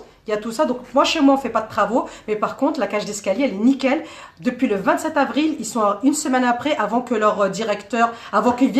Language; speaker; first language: French; native; French